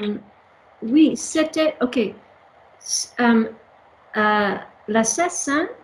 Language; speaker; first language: French; non-native, learner; English